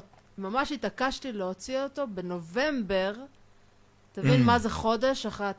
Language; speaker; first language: Hebrew; native; Hebrew